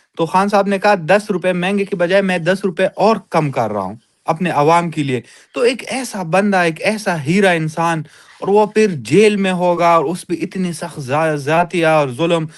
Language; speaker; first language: Urdu; non-native, local second language; Pashto